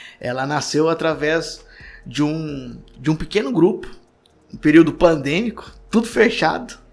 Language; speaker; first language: Portuguese; native; Portuguese